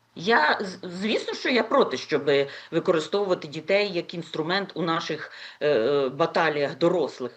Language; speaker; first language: Ukrainian; native; Ukrainian